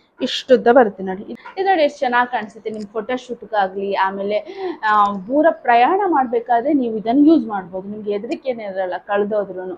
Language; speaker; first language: Kannada; native; Kannada